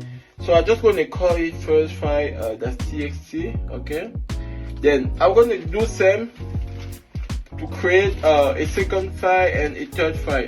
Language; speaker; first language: English; non-native, fluent; French